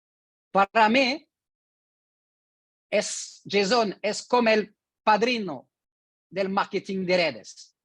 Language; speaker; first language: Spanish; non-native, learner; French